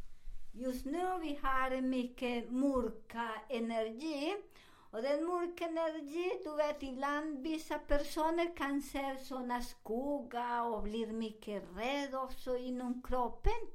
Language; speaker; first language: Swedish; non-native, learner; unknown